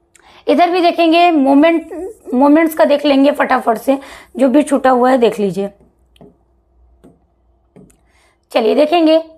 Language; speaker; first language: Hindi; native; Hindi